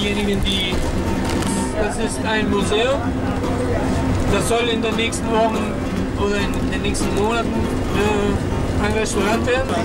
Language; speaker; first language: German; non-native, fluent; Spanish